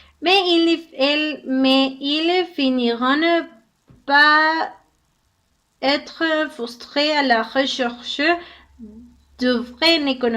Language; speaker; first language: French; non-native, learner; Spanish